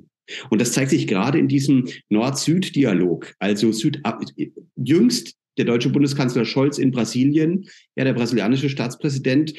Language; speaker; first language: German; native; German